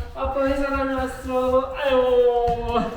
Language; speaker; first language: Korean; native; Korean